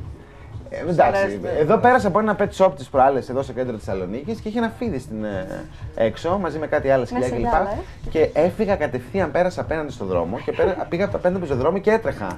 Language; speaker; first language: Greek; native; Greek